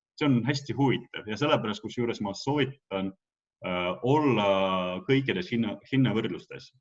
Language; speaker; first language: Estonian; non-native, local second language; Russian